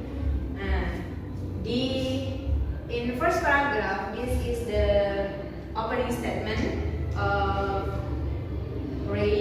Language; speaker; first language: English; non-native, fluent; Indonesian